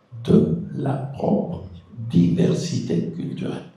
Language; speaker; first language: French; non-native, fluent; Spanish